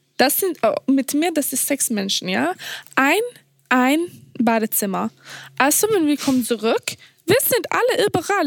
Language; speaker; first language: German; non-native, fluent; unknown